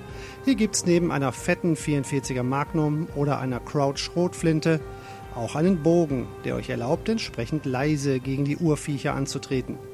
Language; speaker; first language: German; native; German